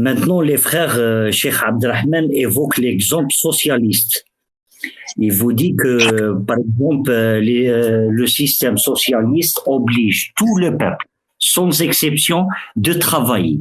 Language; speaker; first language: French; early bilingual, other home language; Arabic